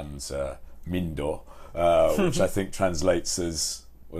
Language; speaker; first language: English; native; English